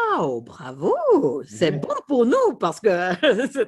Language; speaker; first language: French; non-native, fluent; Swedish